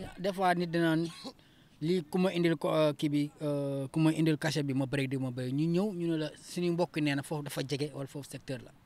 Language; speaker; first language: Wolof; native; Wolof